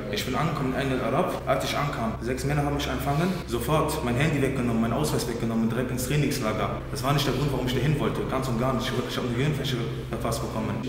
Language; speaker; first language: German; early bilingual, other home language; Kurdish